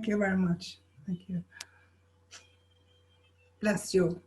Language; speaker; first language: English; non-native, fluent; Swedish